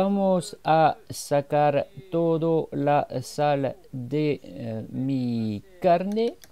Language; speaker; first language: Spanish; non-native, fluent; French